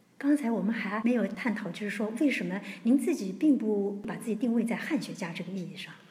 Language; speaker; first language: Chinese; native; Chinese